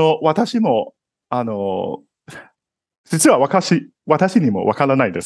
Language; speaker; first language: Japanese; non-native, fluent; Cantonese